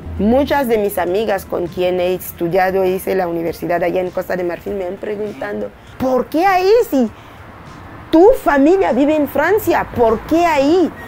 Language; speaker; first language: Spanish; non-native, fluent; French